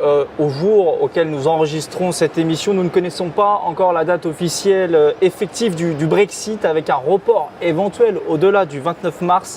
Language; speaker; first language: French; native; French